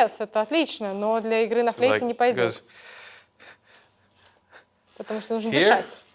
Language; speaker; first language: Russian; native; Russian